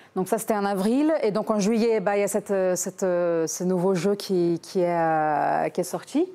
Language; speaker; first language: French; non-native, fluent; Portuguese